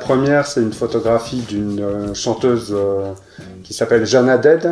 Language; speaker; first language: French; native; French